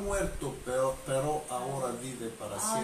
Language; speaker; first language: Spanish; non-native, fluent; Bulgarian